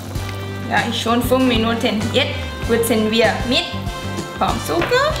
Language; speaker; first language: German; non-native, learner; Thai